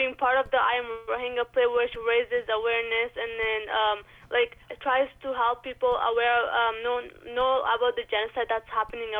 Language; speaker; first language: English; early bilingual, other home language; Rohingya